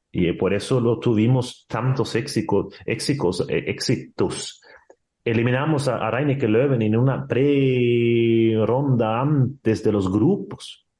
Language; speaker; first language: Spanish; non-native, fluent; Swedish